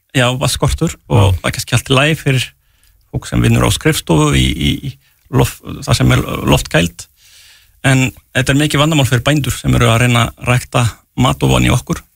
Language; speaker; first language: Icelandic; non-native, fluent; French